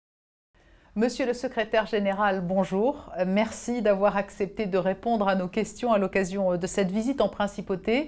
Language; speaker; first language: French; native; French